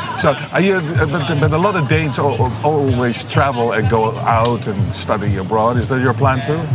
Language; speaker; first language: English; non-native, fluent; Dutch